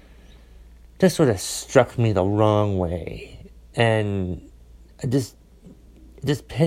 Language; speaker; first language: English; native; English